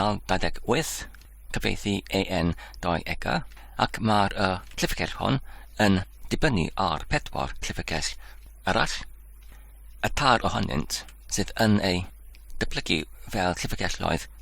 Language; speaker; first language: Welsh; non-native, learner; English